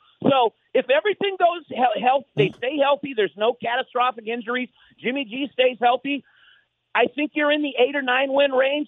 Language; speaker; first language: English; native; English